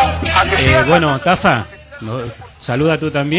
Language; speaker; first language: Spanish; native; Spanish